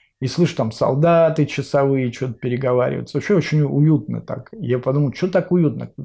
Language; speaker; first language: Russian; native; Russian